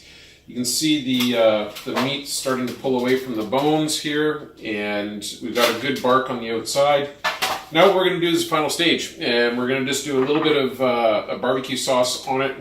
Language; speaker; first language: English; native; English